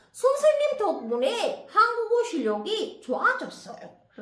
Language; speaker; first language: Korean; non-native, fluent; Sinhala